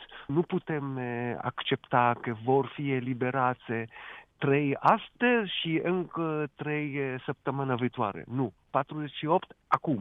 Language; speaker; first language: Romanian; non-native, fluent; Hebrew